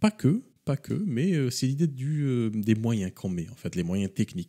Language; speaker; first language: French; native; French